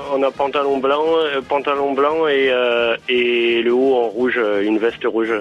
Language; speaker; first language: French; native; French